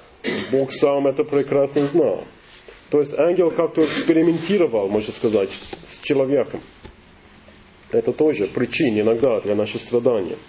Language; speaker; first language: Russian; non-native, learner; English